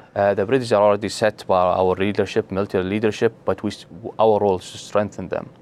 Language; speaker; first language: English; non-native, fluent; Arabic